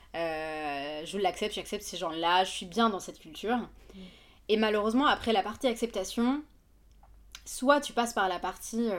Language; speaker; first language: French; non-native, fluent; Arabic